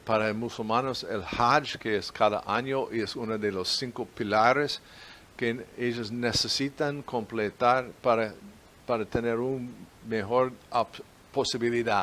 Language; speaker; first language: Spanish; non-native, fluent; English